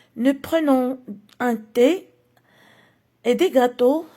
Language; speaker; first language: French; non-native, local second language; Arabic